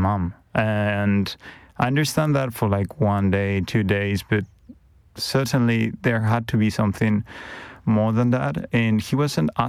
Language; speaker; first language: English; non-native, fluent; Spanish